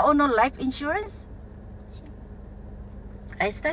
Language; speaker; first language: Spanish; non-native, learner; Waray